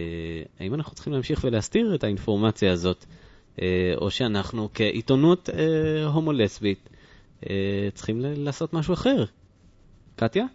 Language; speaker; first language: Hebrew; native; Hebrew